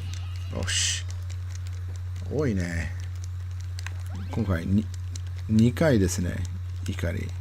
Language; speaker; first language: Japanese; non-native, learner; English